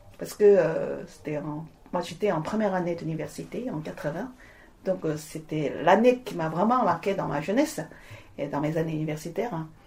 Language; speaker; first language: French; non-native, fluent; Korean